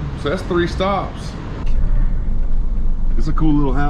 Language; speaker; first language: English; native; English